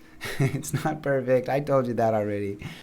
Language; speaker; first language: English; native; English